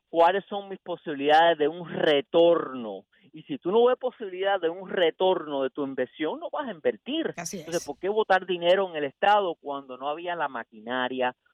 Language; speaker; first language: Spanish; early bilingual, heritage; Spanish